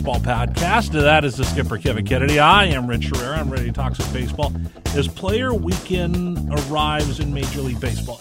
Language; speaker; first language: English; native; English